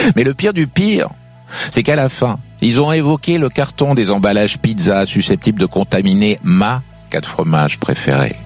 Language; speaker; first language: French; native; French